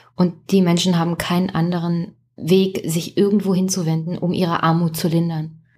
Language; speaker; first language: German; native; German